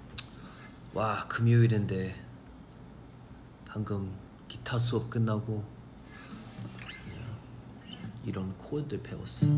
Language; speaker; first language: Korean; non-native, fluent; English